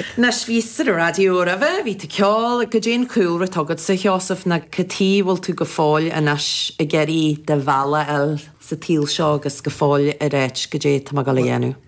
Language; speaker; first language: Irish; native; Irish